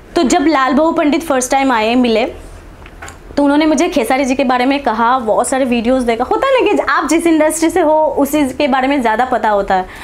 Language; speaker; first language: Hindi; non-native, local second language; Bangla